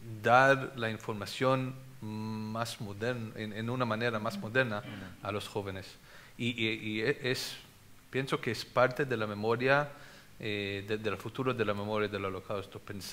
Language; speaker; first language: Spanish; non-native, fluent; Hebrew